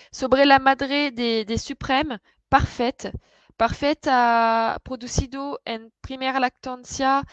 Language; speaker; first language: Spanish; non-native, fluent; French